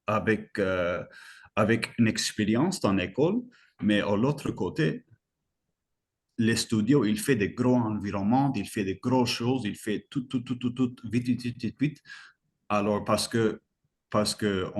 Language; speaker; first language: French; non-native, fluent; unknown